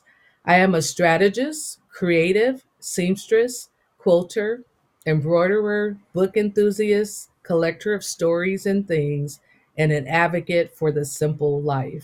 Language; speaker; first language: English; native; English